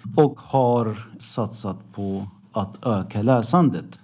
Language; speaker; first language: Swedish; early bilingual, other home language; Arabic